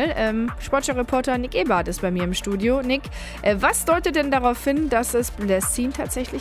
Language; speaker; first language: German; native; German